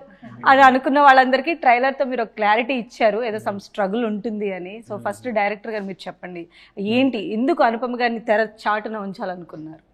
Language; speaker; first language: Telugu; native; Telugu